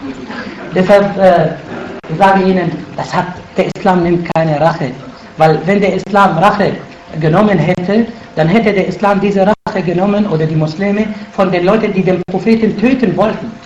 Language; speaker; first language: German; non-native, fluent; Arabic